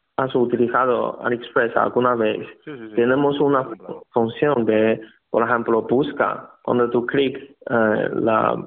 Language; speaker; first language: Spanish; non-native, learner; Chinese